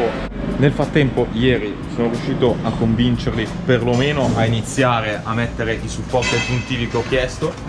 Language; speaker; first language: Italian; native; Italian